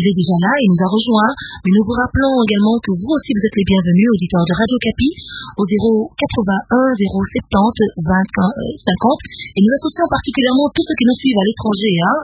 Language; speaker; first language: French; non-native, local second language; Lingala